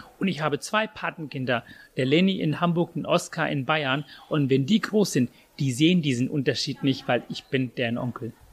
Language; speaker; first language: German; non-native, fluent; Tamil